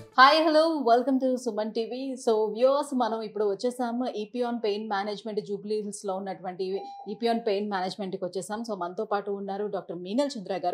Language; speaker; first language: Telugu; native; Telugu